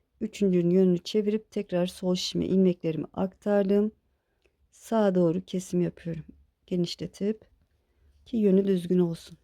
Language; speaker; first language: Turkish; native; Turkish